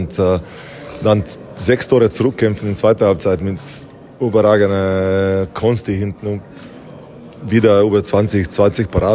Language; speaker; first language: German; non-native, fluent; Slovenian